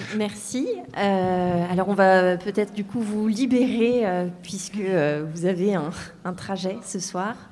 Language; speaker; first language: French; native; French